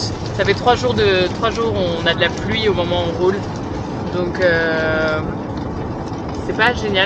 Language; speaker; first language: French; native; French